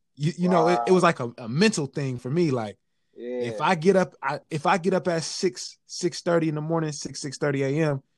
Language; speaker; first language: English; native; English